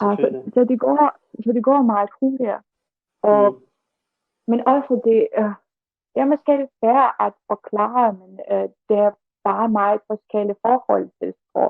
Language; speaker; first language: Danish; non-native, learner; Russian